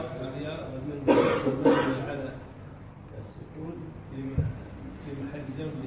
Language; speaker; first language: Arabic; native; Arabic